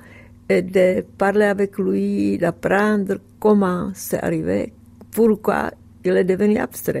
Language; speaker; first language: French; non-native, fluent; Czech